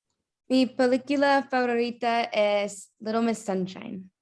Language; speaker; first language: Spanish; non-native, learner; English